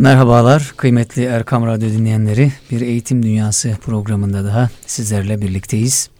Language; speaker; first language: Turkish; native; Turkish